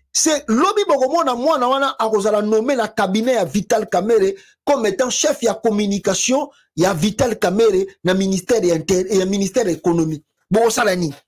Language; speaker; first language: French; non-native, local second language; Lingala